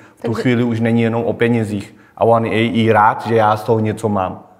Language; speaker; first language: Czech; non-native, fluent; Vietnamese